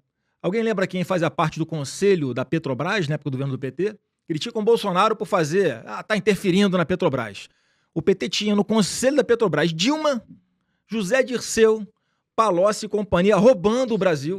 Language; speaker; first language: Portuguese; native; Portuguese